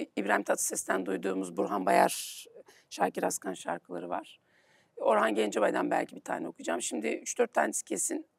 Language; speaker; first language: Turkish; native; Turkish